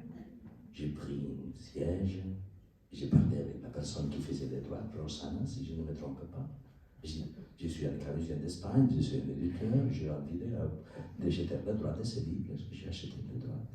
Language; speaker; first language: French; non-native, learner; Spanish